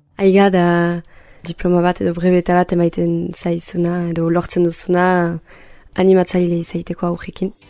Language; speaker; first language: Basque; native; Basque